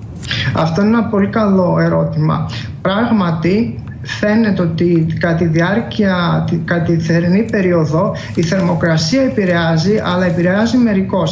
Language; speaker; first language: Greek; native; Greek